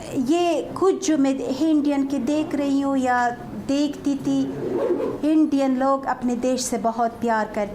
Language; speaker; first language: Hindi; non-native, fluent; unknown